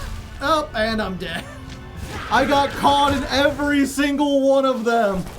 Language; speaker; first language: English; native; English